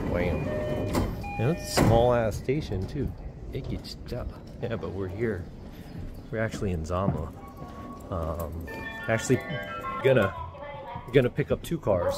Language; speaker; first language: English; native; English